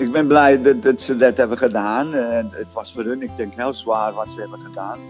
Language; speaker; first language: Dutch; non-native, fluent; Portuguese